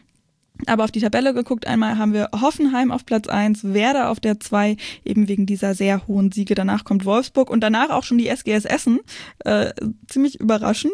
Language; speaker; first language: German; native; German